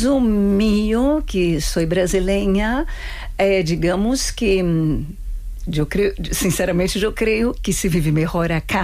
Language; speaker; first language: Spanish; non-native, fluent; Portuguese